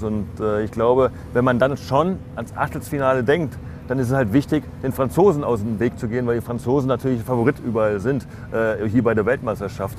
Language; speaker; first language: German; native; German